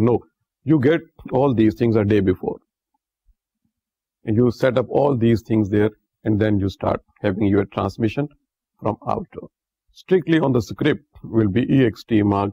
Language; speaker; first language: English; non-native, local second language; Urdu